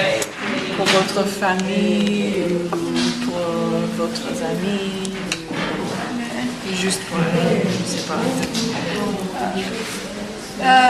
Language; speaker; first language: French; non-native, learner; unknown